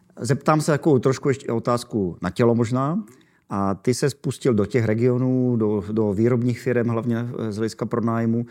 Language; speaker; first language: Czech; native; Czech